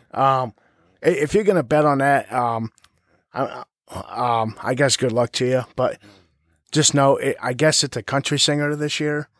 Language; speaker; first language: English; native; English